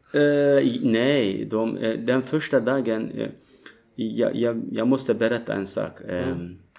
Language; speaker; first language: Swedish; non-native, learner; Turkish